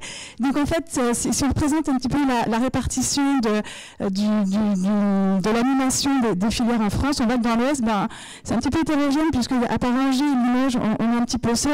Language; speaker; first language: French; native; French